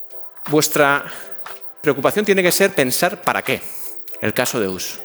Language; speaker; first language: Spanish; native; Spanish